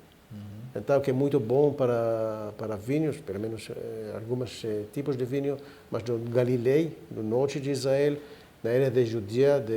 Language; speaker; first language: Portuguese; non-native, fluent; Hebrew